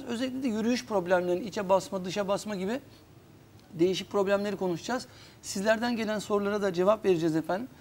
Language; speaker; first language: Turkish; native; Turkish